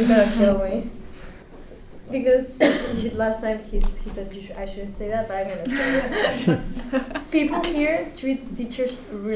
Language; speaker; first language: English; non-native, fluent; Spanish